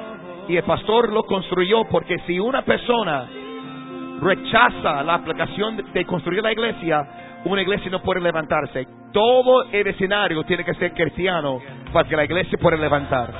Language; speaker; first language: Spanish; non-native, fluent; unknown